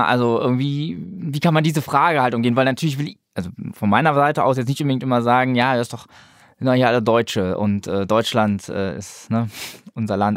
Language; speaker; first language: German; native; German